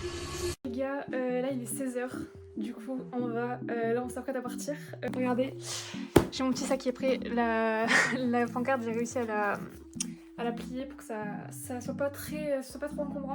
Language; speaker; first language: French; native; French